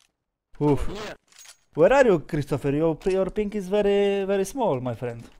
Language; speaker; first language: English; non-native, learner; Polish